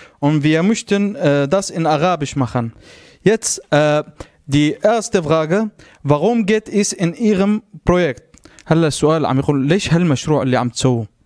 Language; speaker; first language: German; non-native, learner; Arabic